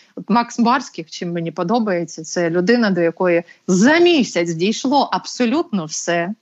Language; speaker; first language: Ukrainian; native; Ukrainian